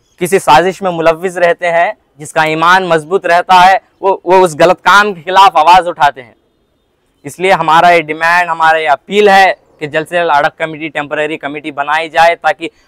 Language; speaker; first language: Hindi; non-native, local second language; Urdu